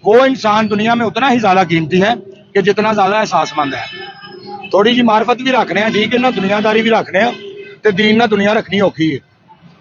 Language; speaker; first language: Urdu; non-native, local second language; Punjabi